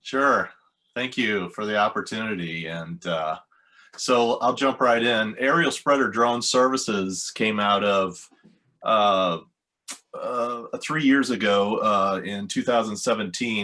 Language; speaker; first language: English; native; English